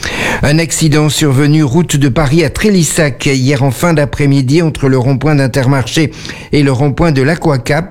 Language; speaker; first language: French; native; French